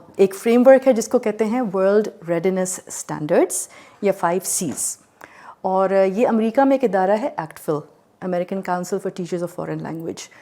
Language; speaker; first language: Urdu; native; Urdu